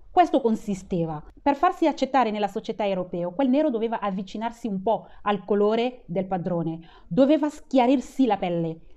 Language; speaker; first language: Italian; non-native, fluent; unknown